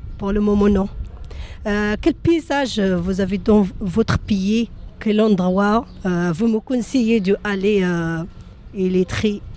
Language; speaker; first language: French; non-native, learner; Arabic